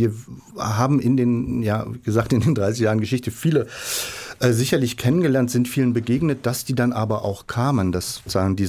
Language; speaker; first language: German; native; German